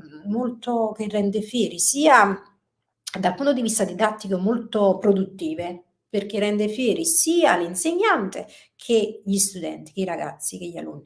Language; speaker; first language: Italian; native; Italian